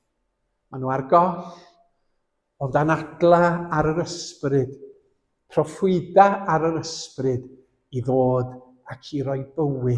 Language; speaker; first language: Welsh; native; Welsh